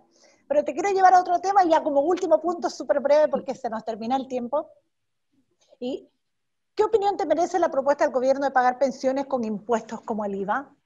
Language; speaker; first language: Spanish; native; Spanish